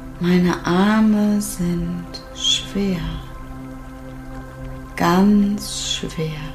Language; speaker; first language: German; native; German